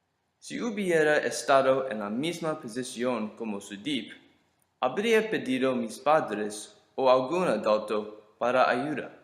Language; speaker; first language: Spanish; non-native, learner; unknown